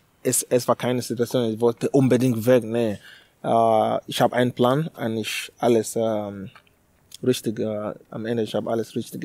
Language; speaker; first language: German; non-native, learner; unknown